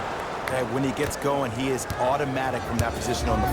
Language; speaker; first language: English; native; English